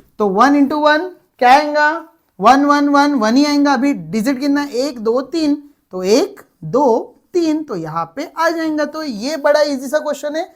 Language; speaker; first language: Hindi; non-native, local second language; Marathi